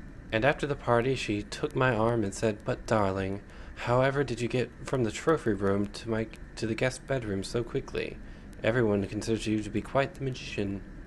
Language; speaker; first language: English; native; English